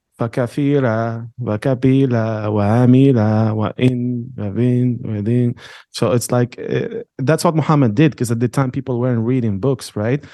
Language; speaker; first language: English; non-native, fluent; Arabic